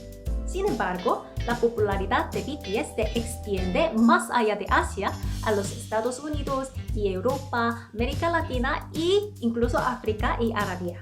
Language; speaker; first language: Spanish; non-native, fluent; Korean